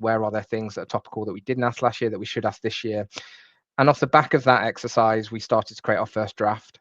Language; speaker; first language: English; native; English